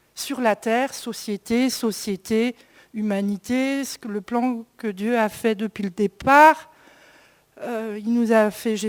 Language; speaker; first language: French; native; French